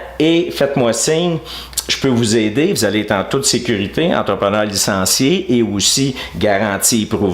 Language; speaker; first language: French; native; French